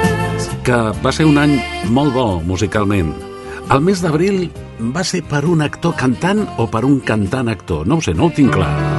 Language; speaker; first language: Catalan; native; Catalan